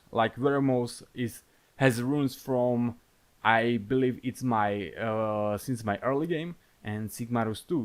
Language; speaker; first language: English; non-native, fluent; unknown